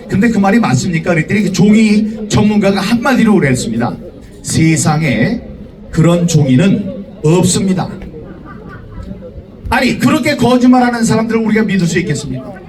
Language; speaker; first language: Korean; native; Korean